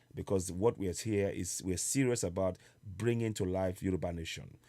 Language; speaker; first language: English; non-native, local second language; Yoruba